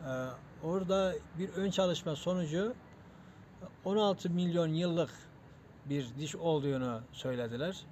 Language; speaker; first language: Turkish; native; Turkish